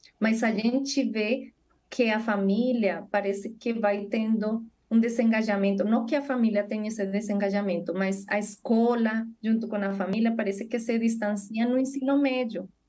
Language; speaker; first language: Portuguese; non-native, fluent; Spanish